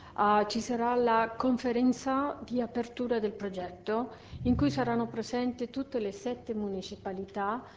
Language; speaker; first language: Italian; non-native, fluent; Spanish